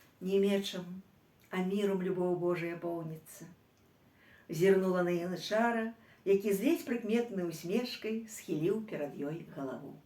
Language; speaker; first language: Belarusian; native; Belarusian